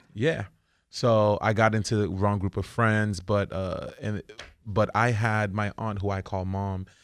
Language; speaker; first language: English; early bilingual, other home language; Haitian Creole